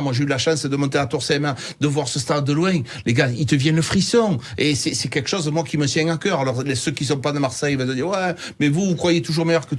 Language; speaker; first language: French; native; French